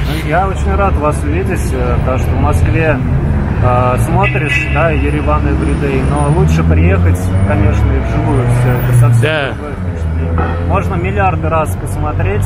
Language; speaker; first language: Russian; native; Russian